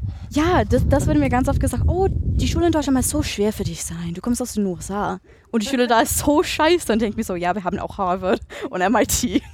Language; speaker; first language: German; non-native, fluent; English